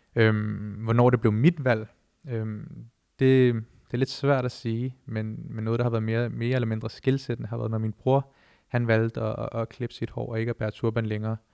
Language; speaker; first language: Danish; early bilingual, other home language; Punjabi